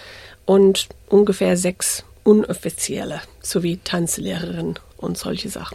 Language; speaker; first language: German; early bilingual, heritage; English